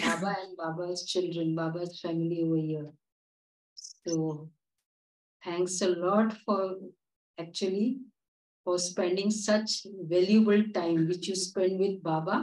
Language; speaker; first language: English; non-native, local second language; Hindi